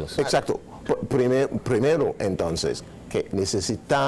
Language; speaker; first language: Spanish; non-native, learner; Haitian Creole